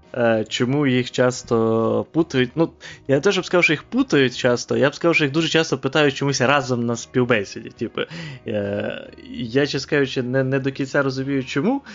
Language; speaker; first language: Ukrainian; non-native, local second language; Russian